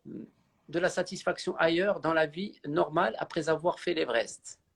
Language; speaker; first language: French; non-native, local second language; Arabic